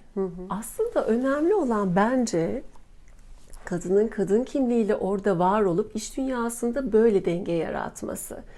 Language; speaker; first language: Turkish; native; Turkish